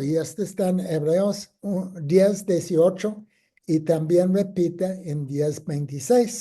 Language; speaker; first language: Spanish; non-native, fluent; English